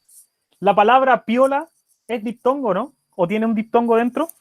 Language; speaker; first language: Spanish; native; Spanish